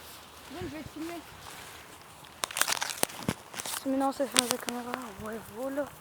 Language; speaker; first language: French; native; French